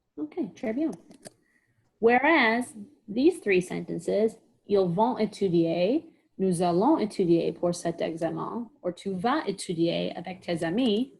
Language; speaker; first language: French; non-native, fluent; English